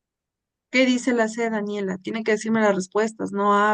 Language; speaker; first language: Spanish; native; Spanish